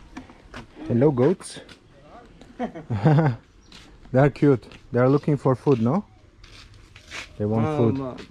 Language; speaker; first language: English; non-native, fluent; Azerbaijani